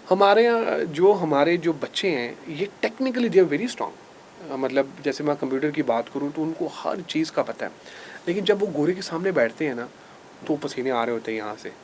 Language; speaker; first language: Urdu; non-native, local second language; Punjabi